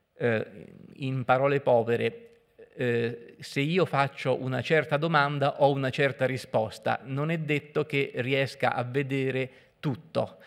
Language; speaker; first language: Italian; native; Italian